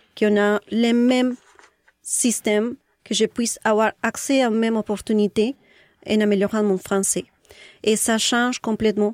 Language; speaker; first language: French; non-native, fluent; Spanish